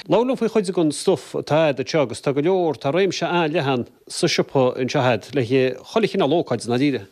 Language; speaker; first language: Irish; native; Irish